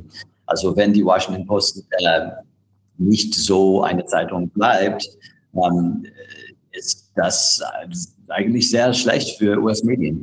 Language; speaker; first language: German; non-native, fluent; English